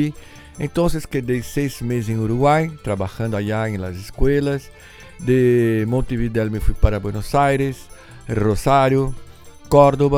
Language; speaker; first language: Spanish; non-native, fluent; Portuguese